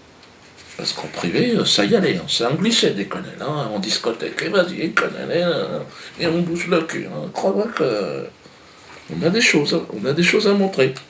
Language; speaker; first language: French; native; French